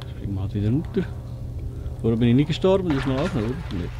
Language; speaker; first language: German; native; German